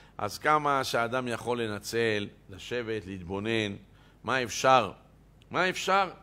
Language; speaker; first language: Hebrew; native; Hebrew